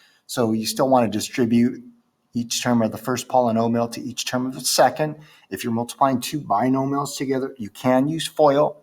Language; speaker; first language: English; native; English